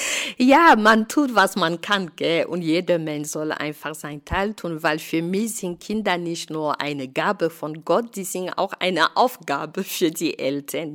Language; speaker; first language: German; non-native, fluent; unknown